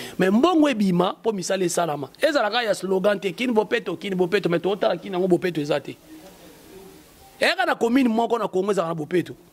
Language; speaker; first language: Lingala; native; Lingala